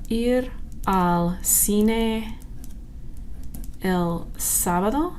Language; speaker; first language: Spanish; non-native, fluent; English